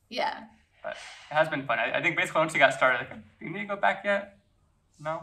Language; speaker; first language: English; native; English